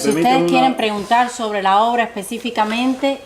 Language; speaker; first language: Spanish; native; Spanish